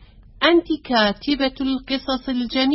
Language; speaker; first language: Arabic; non-native, learner; Persian